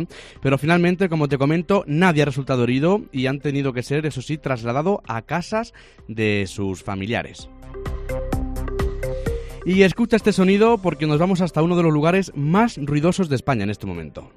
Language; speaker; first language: Spanish; native; Spanish